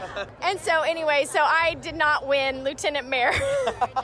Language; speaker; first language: English; native; English